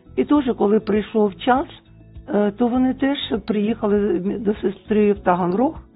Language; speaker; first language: Ukrainian; non-native, local second language; Russian